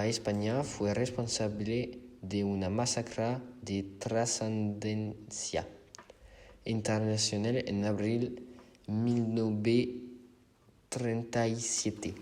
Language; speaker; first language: Spanish; non-native, learner; French